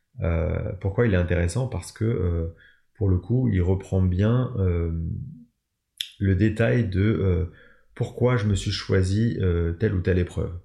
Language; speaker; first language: French; native; French